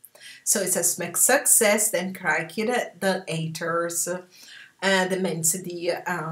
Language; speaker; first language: Dutch; early bilingual, heritage; English